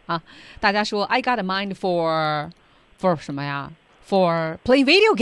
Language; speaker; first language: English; non-native, fluent; Chinese